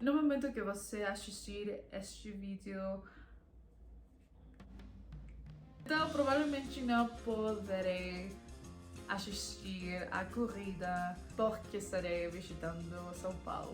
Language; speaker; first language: Portuguese; non-native, learner; Spanish